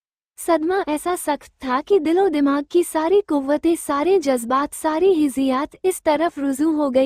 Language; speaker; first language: Hindi; native; Hindi